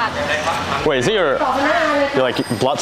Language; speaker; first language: English; non-native, fluent; Indonesian